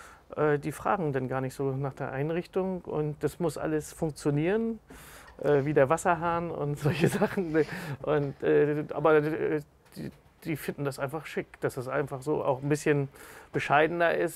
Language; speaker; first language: German; native; German